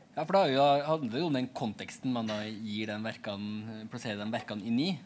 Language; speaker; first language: Norwegian; native; Norwegian